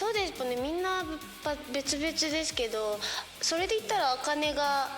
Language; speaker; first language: Japanese; native; Japanese